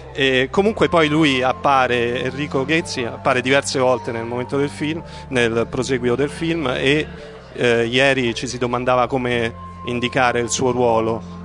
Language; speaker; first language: Italian; native; Italian